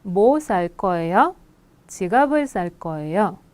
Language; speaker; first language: Korean; non-native, fluent; Russian